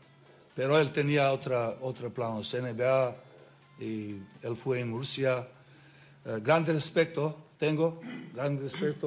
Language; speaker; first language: Spanish; non-native, learner; Serbian